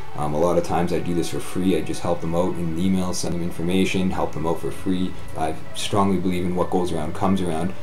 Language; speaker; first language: English; native; English